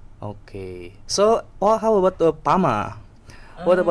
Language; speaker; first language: English; non-native, learner; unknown